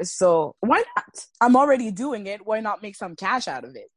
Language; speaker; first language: English; non-native, fluent; French